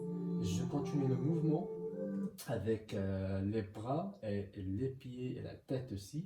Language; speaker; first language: French; non-native, learner; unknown